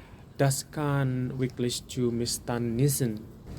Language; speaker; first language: German; non-native, learner; Indonesian